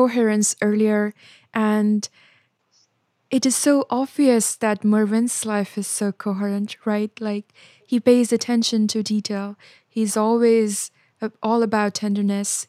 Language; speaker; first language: English; non-native, local second language; Hindi